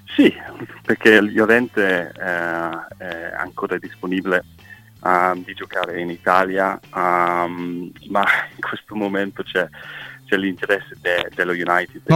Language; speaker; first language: Italian; non-native, fluent; English